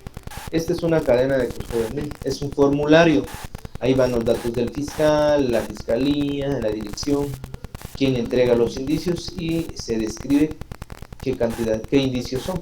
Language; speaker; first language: Spanish; native; Spanish